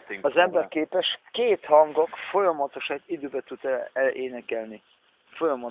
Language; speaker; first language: Hungarian; non-native, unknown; German